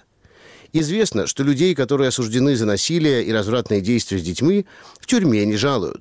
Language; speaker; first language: Russian; native; Russian